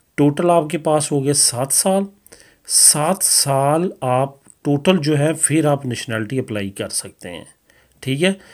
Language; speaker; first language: Hindi; non-native, local second language; Punjabi